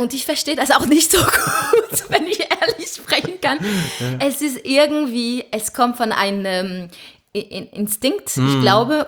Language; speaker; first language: German; non-native, fluent; French